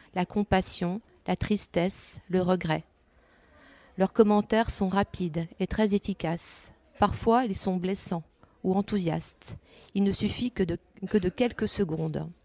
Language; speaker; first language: French; native; French